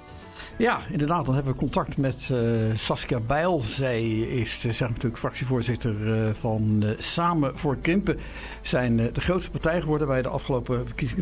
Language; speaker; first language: Dutch; native; Dutch